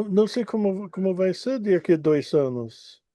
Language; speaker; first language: Portuguese; non-native, fluent; English